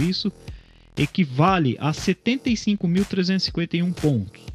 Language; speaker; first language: Portuguese; native; Portuguese